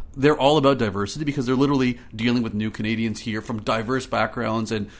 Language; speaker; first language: English; native; English